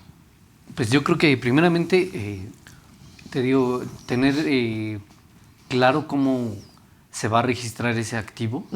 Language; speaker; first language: Spanish; native; Spanish